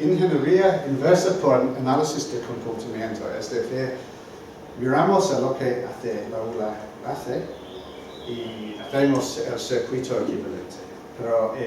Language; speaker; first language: Spanish; non-native, fluent; English